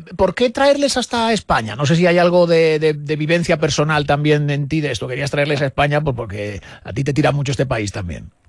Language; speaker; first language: Spanish; native; Spanish